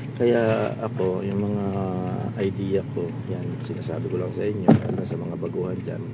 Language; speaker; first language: Filipino; non-native, local second language; Pampanga